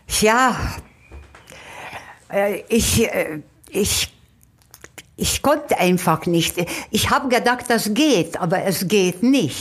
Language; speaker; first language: German; non-native, fluent; Hungarian